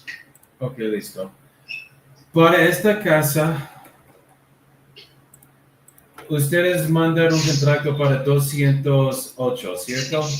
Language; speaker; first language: Spanish; non-native, learner; English